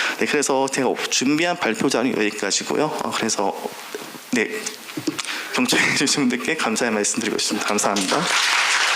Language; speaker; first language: Korean; native; Korean